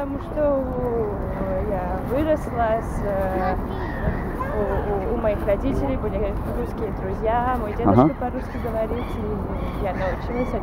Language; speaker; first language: Russian; non-native, learner; Latvian